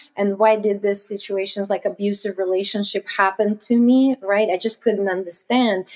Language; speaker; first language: English; non-native, fluent; Russian